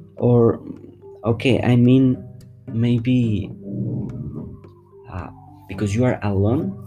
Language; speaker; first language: English; non-native, fluent; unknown